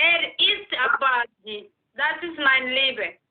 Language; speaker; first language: German; non-native, learner; Oromo